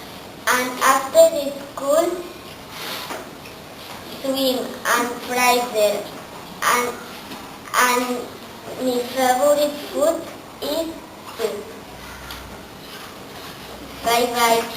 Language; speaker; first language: English; non-native, learner; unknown